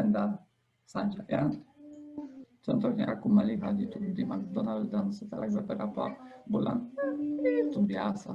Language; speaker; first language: Indonesian; non-native, fluent; Polish